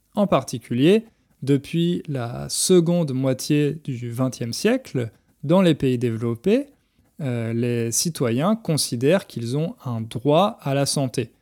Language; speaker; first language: French; native; French